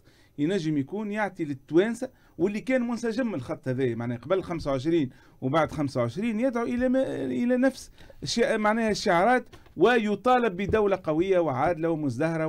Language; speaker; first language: Arabic; native; Arabic